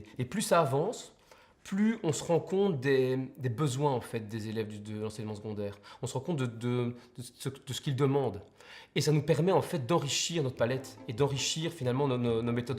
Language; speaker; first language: French; native; French